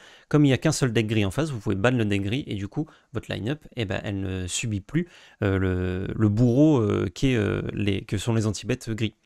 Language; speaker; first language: French; native; French